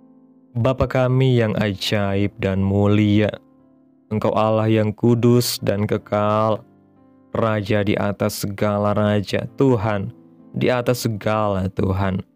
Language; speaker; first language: Indonesian; native; Indonesian